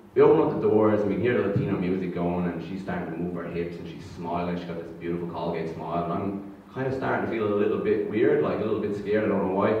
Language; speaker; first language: English; native; English